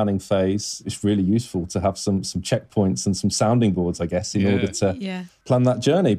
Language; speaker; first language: English; native; English